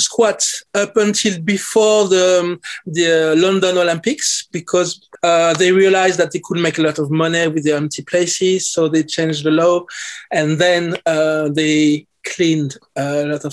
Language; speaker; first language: English; non-native, fluent; French